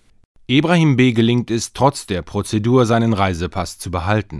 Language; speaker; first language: German; native; German